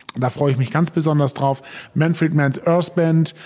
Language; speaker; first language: German; native; German